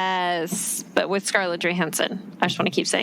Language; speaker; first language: English; native; English